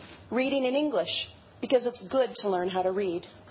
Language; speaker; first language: English; native; English